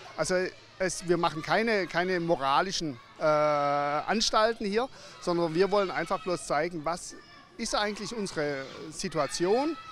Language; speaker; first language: German; native; German